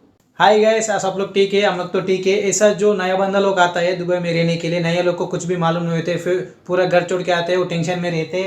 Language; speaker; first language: Hindi; non-native, local second language; Telugu